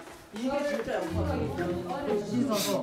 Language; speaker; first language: Korean; native; Korean